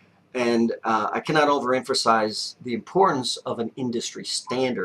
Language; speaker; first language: English; native; English